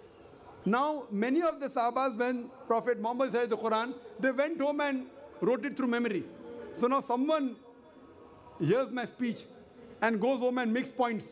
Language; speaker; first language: English; non-native, local second language; Urdu